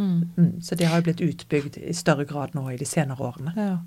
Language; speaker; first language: Norwegian; native; Norwegian